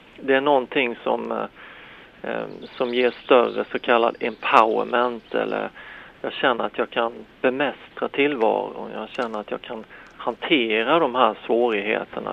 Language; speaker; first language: Swedish; native; Swedish